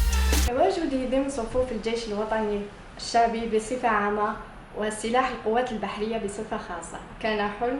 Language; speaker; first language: Arabic; native; Arabic